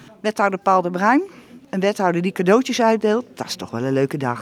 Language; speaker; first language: Dutch; native; Dutch